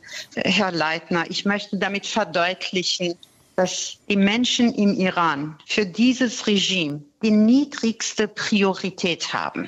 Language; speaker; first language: German; non-native, fluent; Persian